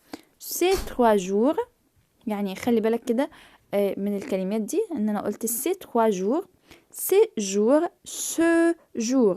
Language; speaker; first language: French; non-native, fluent; Arabic